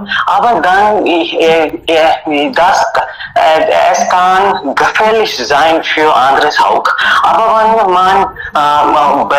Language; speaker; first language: German; non-native, learner; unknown